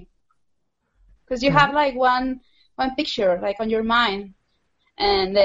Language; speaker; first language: English; non-native, fluent; Spanish